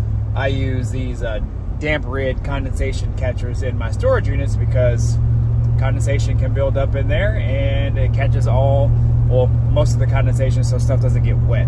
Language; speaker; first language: English; native; English